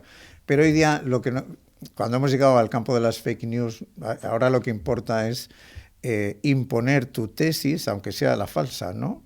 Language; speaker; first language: Spanish; native; Spanish